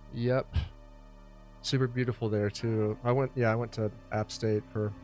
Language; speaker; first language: English; native; English